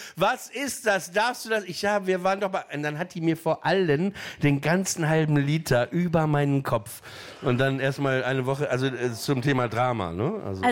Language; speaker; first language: German; native; German